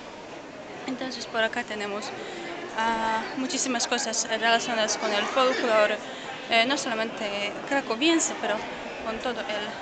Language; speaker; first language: Spanish; non-native, fluent; Polish